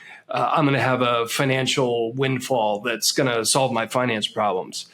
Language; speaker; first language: English; native; English